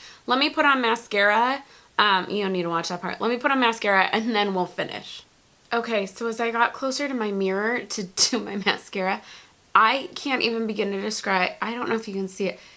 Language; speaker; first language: English; native; English